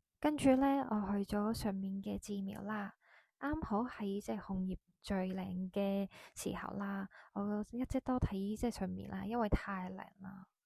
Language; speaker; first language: Cantonese; non-native, fluent; Japanese